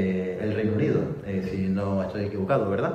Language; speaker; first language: Spanish; native; Spanish